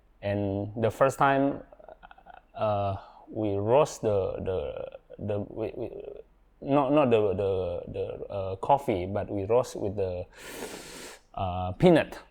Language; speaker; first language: English; non-native, learner; Indonesian